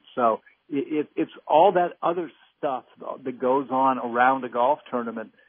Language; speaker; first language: English; native; English